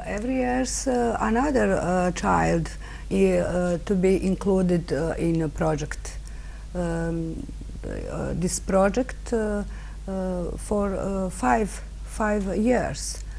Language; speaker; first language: English; non-native, learner; Serbian